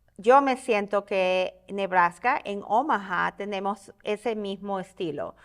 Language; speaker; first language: Spanish; native; Spanish